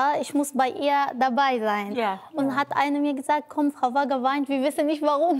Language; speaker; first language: German; non-native, learner; Arabic